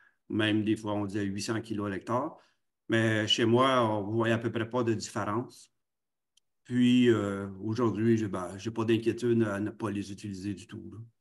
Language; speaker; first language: French; native; French